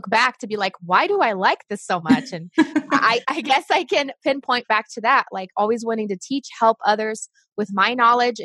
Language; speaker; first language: English; non-native, fluent; Portuguese